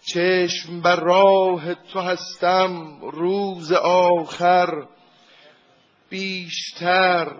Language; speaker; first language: Persian; native; Persian